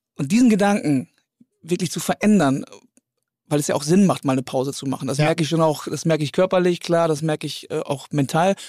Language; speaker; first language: German; native; German